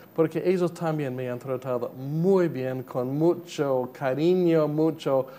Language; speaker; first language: Spanish; non-native, fluent; English